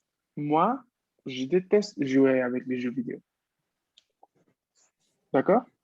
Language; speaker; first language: French; non-native, fluent; Spanish